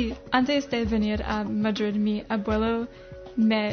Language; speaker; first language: Spanish; non-native, learner; English